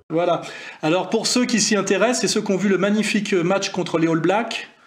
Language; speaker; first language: French; native; French